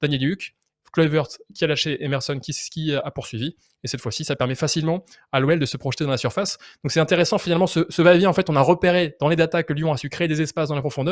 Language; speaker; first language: French; native; French